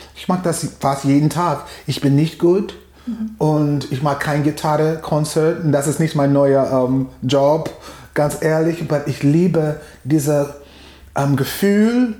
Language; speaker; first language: German; non-native, fluent; English